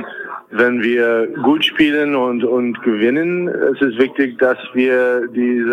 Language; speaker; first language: German; non-native, fluent; English